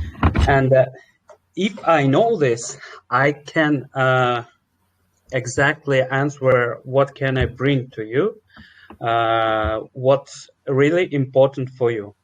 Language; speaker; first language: English; non-native, learner; Russian